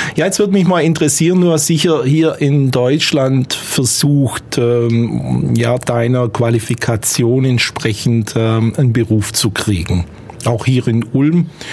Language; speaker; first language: German; native; German